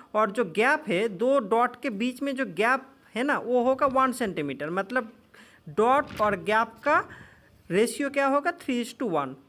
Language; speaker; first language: Hindi; non-native, local second language; Bangla